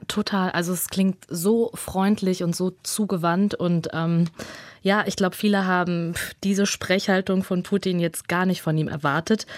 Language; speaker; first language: German; early bilingual, other home language; Russian